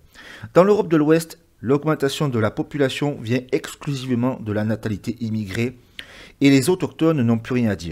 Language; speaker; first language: French; native; French